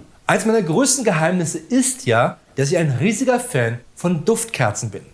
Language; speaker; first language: German; native; German